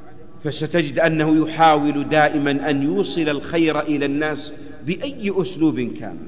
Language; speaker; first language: Arabic; native; Arabic